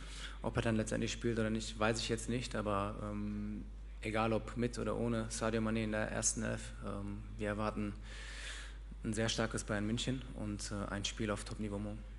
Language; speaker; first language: German; native; German